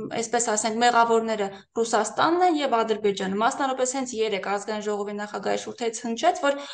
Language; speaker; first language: Armenian; native; Armenian